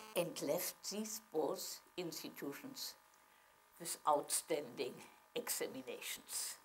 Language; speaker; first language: English; non-native, fluent; German